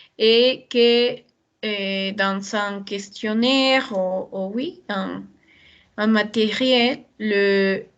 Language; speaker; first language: French; non-native, learner; Spanish